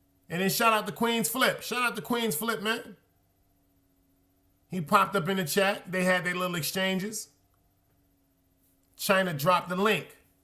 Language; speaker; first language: English; native; English